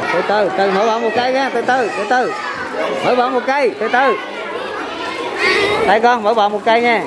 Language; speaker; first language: Vietnamese; native; Vietnamese